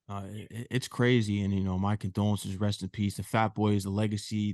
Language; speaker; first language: English; native; English